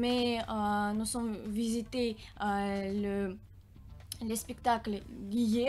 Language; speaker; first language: French; non-native, learner; Russian